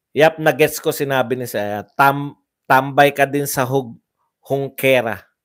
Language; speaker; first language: Filipino; non-native, local second language; Cebuano